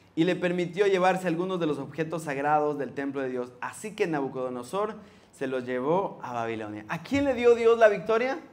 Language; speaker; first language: Spanish; native; Spanish